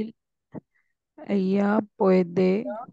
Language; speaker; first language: Spanish; non-native, learner; Hindi